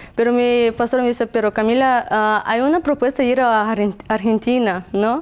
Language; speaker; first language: Spanish; non-native, fluent; Russian